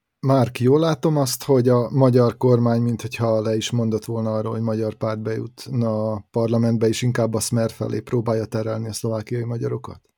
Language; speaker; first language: Hungarian; native; Hungarian